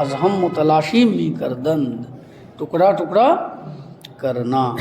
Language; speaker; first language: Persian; non-native, fluent; Urdu